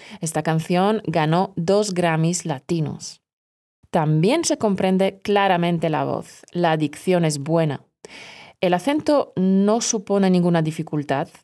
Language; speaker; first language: Spanish; non-native, fluent; Polish